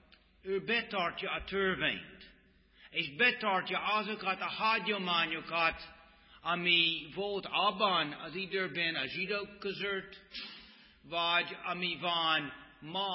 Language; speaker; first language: Hungarian; non-native, fluent; English